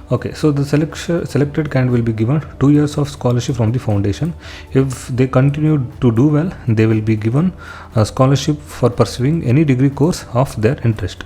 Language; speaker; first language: English; non-native, local second language; Kannada